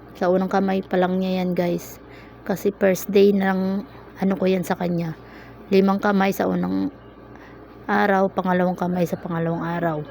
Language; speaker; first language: Filipino; non-native, local second language; Cebuano